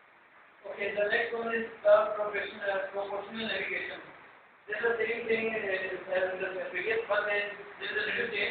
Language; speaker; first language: English; non-native, learner; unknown